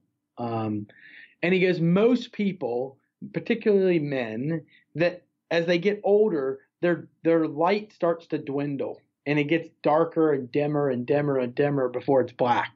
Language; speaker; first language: English; native; English